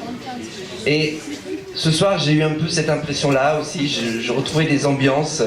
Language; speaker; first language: French; native; French